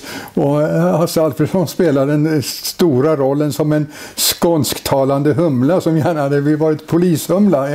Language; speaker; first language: Swedish; native; Swedish